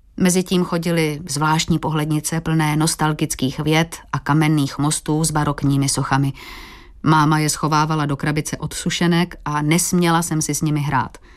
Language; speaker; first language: Czech; early bilingual, heritage; Portuguese